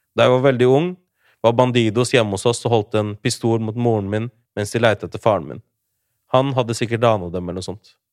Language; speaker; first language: Norwegian; early bilingual, other home language; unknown